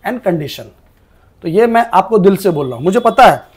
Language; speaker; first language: Hindi; non-native, local second language; Bangla